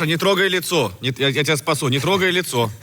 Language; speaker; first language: Russian; native; Russian